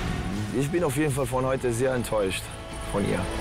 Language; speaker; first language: German; non-native, fluent; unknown